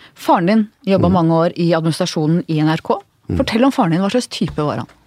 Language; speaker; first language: Norwegian; native; Norwegian